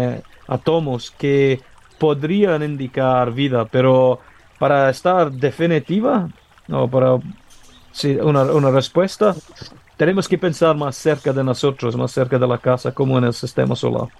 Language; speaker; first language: Spanish; non-native, fluent; English